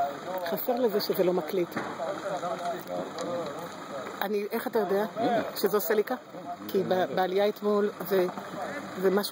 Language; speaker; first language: Hebrew; native; Hebrew